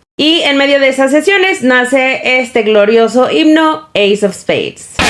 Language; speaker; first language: Spanish; native; Spanish